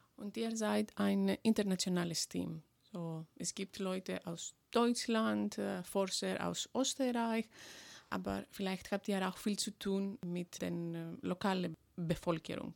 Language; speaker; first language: German; non-native, fluent; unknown